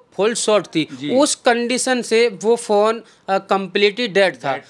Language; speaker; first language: Hindi; native; Hindi